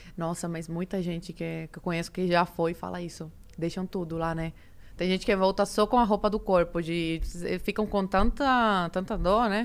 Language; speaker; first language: Portuguese; early bilingual, other home language; Spanish